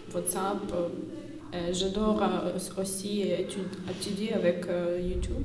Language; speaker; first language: French; non-native, fluent; Ukrainian